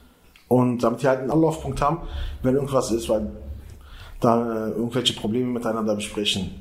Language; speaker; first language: German; early bilingual, other home language; Turkish